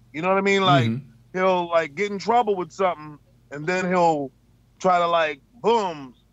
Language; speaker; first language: English; native; English